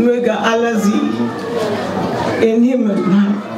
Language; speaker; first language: German; non-native, fluent; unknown